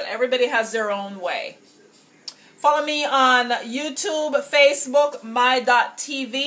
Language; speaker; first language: English; native; English